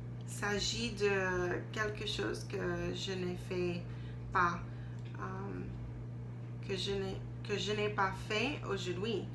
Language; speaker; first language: French; non-native, learner; English